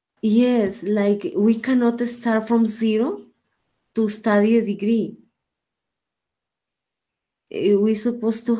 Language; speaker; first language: English; non-native, learner; Spanish